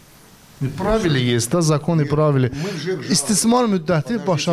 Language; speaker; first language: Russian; non-native, local second language; Azerbaijani